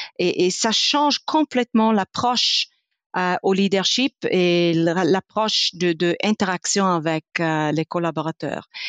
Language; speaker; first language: French; non-native, fluent; Italian